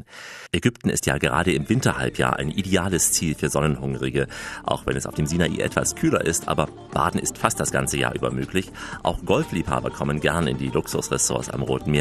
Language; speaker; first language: German; native; German